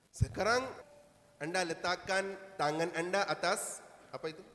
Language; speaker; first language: Indonesian; non-native, learner; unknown